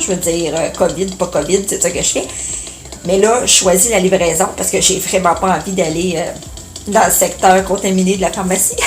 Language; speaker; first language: French; native; French